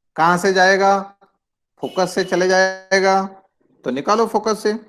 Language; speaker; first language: Hindi; non-native, local second language; Marathi